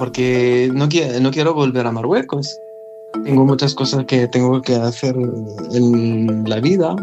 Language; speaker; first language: Spanish; non-native, learner; Arabic